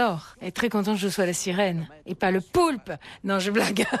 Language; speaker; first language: French; early bilingual, other home language; Italian